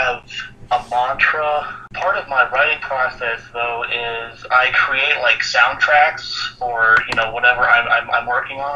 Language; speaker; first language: English; native; English